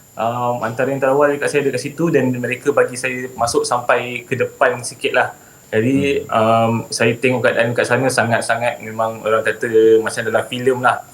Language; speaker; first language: Malay; native; Malay